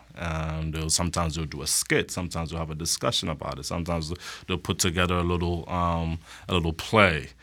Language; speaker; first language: English; non-native, local second language; Akan